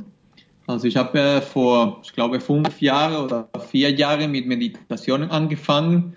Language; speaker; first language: German; non-native, fluent; Spanish